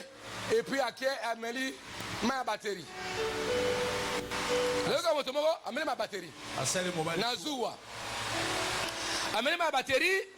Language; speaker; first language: French; non-native, local second language; Lingala